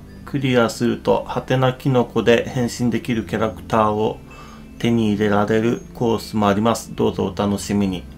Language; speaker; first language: Japanese; native; Japanese